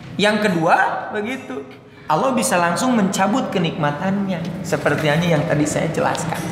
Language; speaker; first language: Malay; non-native, local second language; Sundanese